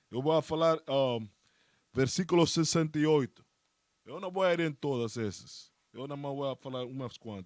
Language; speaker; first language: Portuguese; non-native, learner; Spanish